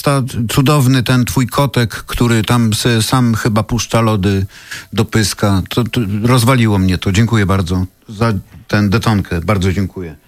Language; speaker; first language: Polish; native; Polish